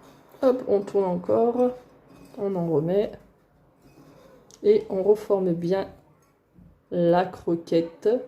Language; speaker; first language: French; native; French